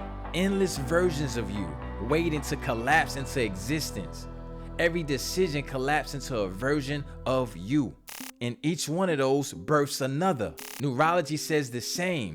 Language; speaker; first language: English; native; English